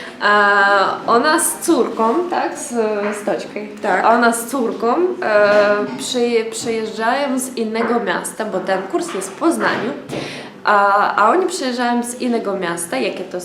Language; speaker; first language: Polish; non-native, learner; Ukrainian